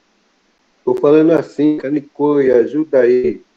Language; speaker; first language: Portuguese; non-native, local second language; Kayapó